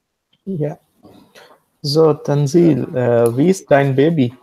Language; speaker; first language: German; non-native, learner; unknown